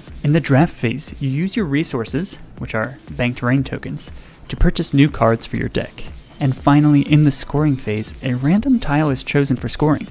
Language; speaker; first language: English; native; English